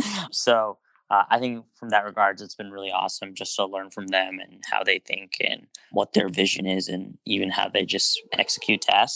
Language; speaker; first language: English; native; English